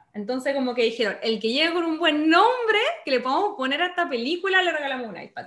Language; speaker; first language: Spanish; native; Spanish